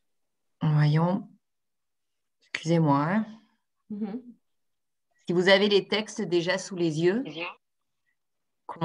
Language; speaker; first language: French; native; French